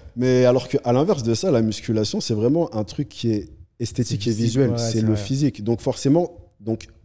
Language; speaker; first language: French; native; French